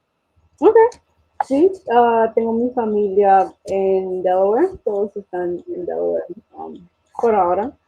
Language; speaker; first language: Spanish; non-native, fluent; English